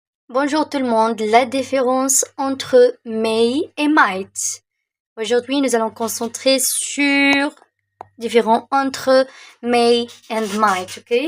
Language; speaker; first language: French; non-native, local second language; Arabic